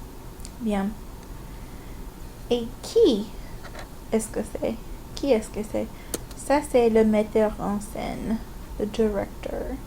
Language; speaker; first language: French; non-native, fluent; English